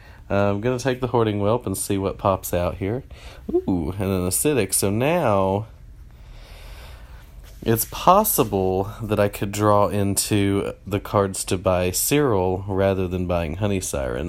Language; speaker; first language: English; native; English